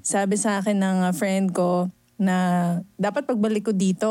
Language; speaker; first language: Filipino; native; Filipino